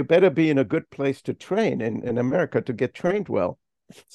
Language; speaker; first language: English; non-native, fluent; German